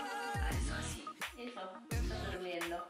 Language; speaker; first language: Spanish; non-native, learner; Japanese